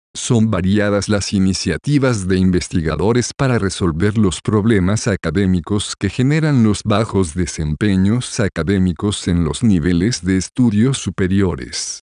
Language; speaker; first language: Spanish; native; Spanish